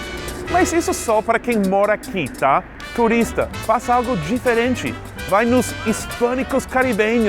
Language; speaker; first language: Portuguese; non-native, fluent; English